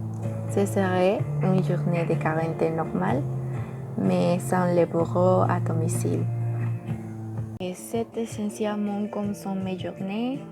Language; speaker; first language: French; non-native, learner; Spanish